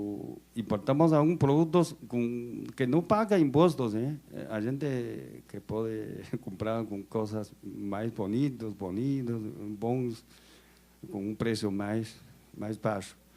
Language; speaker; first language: Portuguese; non-native, learner; Chinese